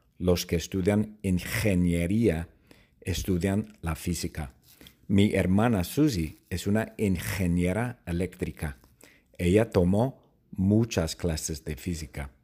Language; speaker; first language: Spanish; non-native, fluent; English